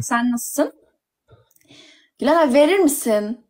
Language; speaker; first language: Turkish; early bilingual, heritage; Turkish